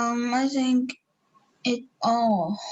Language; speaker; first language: English; non-native, learner; Vietnamese